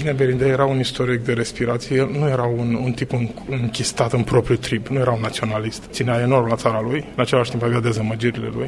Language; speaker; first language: Romanian; native; Romanian